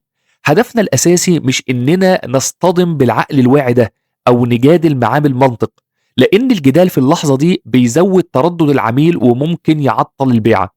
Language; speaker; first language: Arabic; native; Arabic